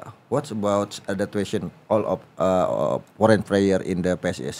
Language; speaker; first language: English; non-native, learner; Indonesian